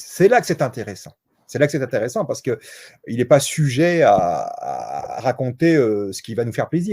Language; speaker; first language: French; native; French